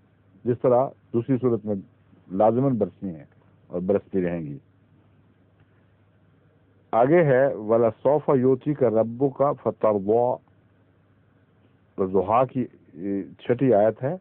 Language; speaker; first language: Urdu; native; Urdu